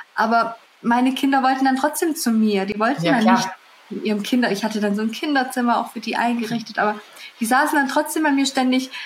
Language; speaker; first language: German; early bilingual, other home language; Russian